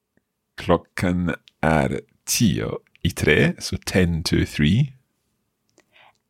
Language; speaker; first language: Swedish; non-native, learner; English